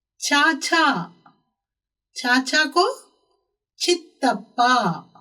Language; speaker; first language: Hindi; non-native, local second language; Tamil